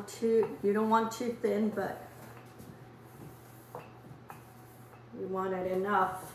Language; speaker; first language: English; non-native, fluent; Portuguese